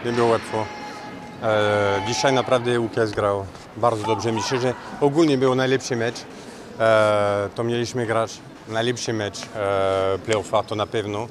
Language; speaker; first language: Polish; non-native, fluent; French